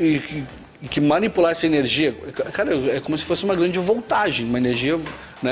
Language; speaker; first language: Portuguese; native; Portuguese